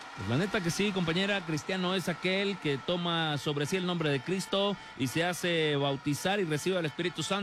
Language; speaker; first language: Spanish; native; Spanish